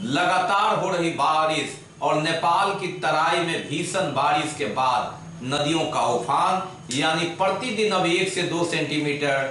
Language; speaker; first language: Hindi; native; Hindi